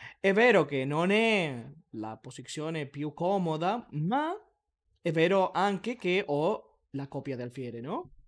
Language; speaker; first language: Italian; non-native, learner; Spanish